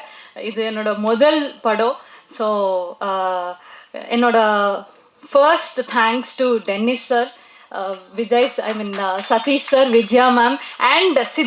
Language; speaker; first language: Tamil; non-native, local second language; Kannada